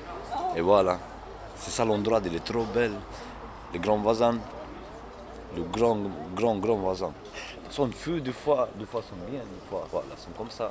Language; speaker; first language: French; non-native, learner; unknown